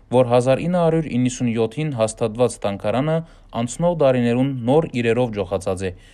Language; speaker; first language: Armenian; early bilingual, heritage; Armenian